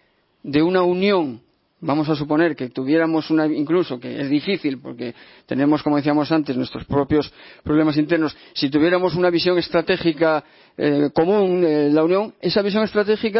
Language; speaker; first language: Spanish; native; Spanish